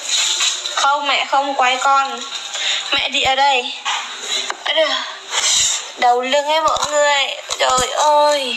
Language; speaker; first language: Vietnamese; non-native, learner; Javanese